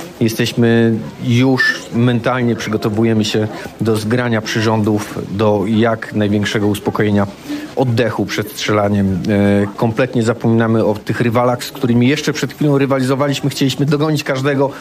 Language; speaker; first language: Polish; native; Polish